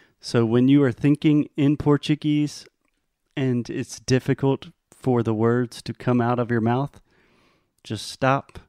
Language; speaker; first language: English; non-native, fluent; Portuguese